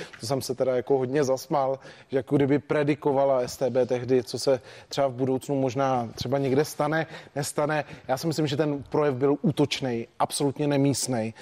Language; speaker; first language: Czech; native; Czech